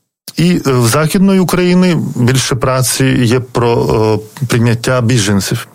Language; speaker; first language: Ukrainian; non-native, fluent; Lithuanian